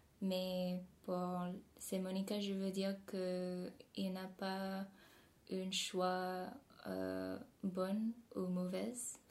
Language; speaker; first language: French; non-native, fluent; English